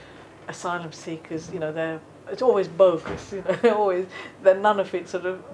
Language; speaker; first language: English; native; English